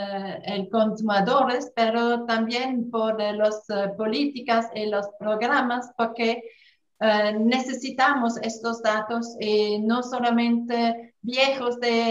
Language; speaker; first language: Spanish; non-native, fluent; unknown